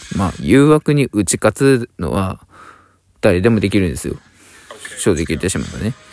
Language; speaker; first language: Japanese; native; Japanese